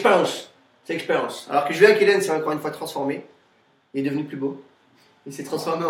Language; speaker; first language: French; native; French